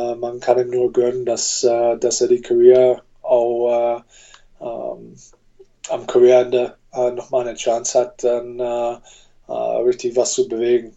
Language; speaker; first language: German; non-native, fluent; English